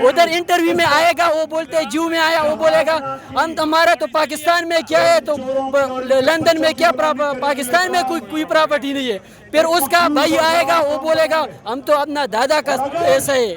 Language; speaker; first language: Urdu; non-native, local second language; Pashto